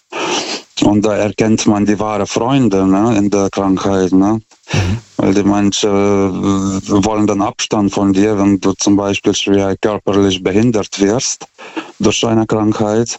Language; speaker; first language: German; non-native, fluent; Lithuanian